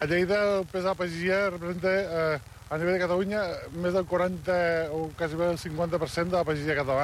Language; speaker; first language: Catalan; native; Catalan